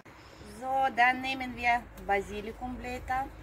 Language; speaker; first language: German; non-native, fluent; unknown